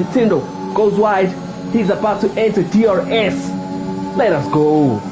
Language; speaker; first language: English; non-native, local second language; Zulu